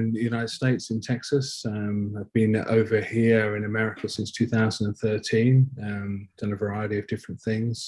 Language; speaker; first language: English; native; English